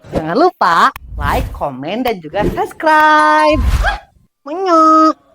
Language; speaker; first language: Indonesian; non-native, local second language; Sundanese